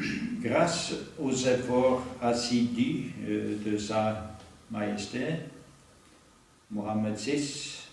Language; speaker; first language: French; non-native, learner; Norwegian